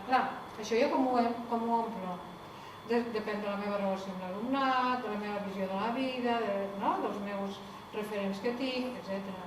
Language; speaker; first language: Catalan; native; Catalan